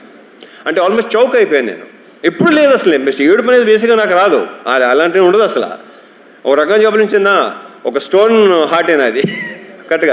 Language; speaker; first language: Telugu; native; Telugu